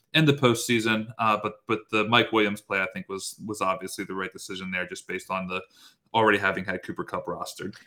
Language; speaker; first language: English; native; English